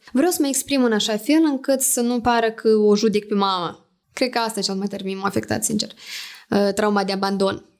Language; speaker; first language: Romanian; native; Romanian